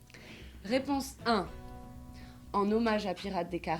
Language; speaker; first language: French; native; French